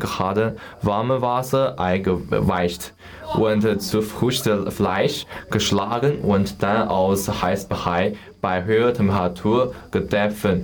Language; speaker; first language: German; non-native, learner; Chinese